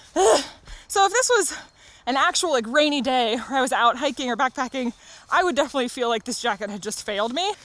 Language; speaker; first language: English; native; English